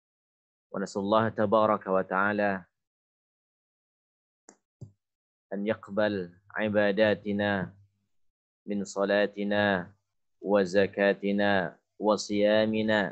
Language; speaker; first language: Arabic; non-native, fluent; Indonesian